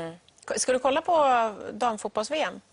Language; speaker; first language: Swedish; native; Swedish